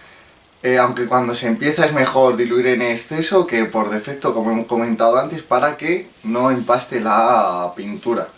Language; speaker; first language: Spanish; native; Spanish